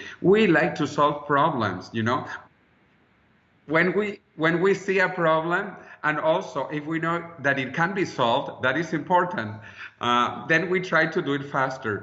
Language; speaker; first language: English; non-native, fluent; Spanish